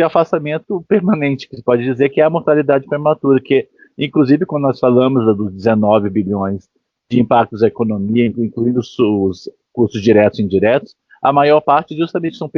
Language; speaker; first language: Portuguese; native; Portuguese